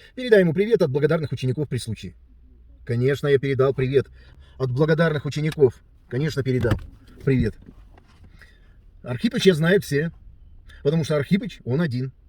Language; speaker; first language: Russian; native; Russian